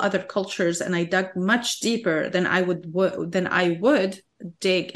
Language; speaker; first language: English; non-native, fluent; Arabic